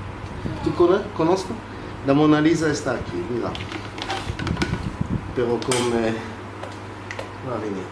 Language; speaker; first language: Spanish; non-native, learner; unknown